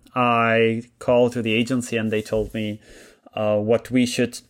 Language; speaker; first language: English; non-native, fluent; Czech